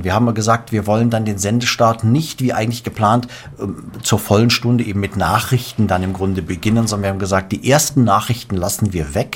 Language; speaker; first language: German; native; German